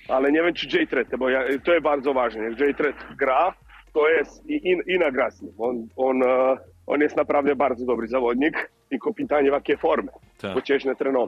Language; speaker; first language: Polish; non-native, learner; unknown